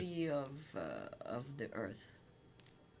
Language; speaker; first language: English; non-native, fluent; French